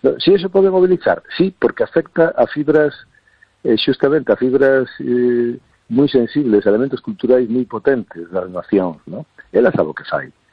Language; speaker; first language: Galician; non-native, local second language; Spanish